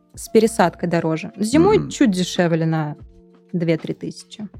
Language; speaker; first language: Russian; native; Russian